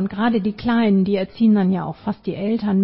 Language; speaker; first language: German; native; German